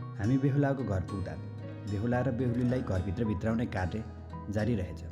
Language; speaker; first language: Nepali; native; Nepali